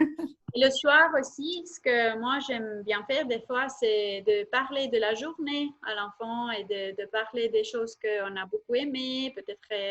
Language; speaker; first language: French; non-native, fluent; Estonian